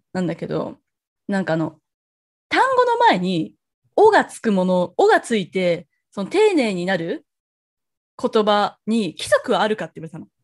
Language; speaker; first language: Japanese; native; Japanese